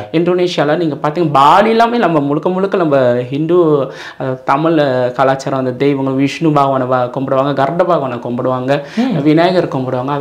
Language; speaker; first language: Tamil; non-native, local second language; Min Nan Chinese